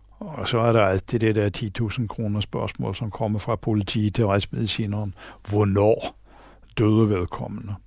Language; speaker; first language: Danish; native; Danish